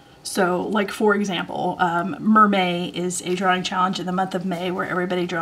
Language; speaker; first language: English; native; English